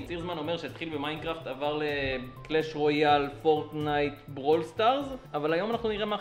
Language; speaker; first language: Hebrew; native; Hebrew